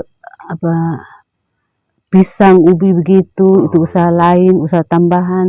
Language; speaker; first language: Indonesian; non-native, local second language; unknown